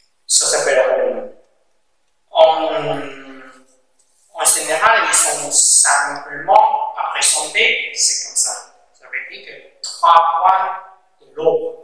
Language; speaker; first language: French; non-native, learner; Chinese